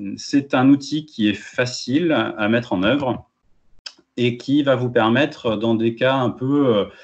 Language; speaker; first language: French; native; French